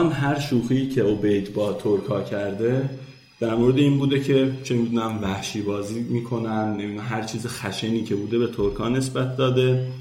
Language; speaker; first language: Persian; non-native, local second language; Azerbaijani